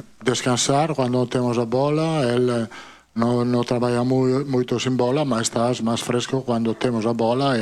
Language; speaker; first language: Portuguese; non-native, fluent; Italian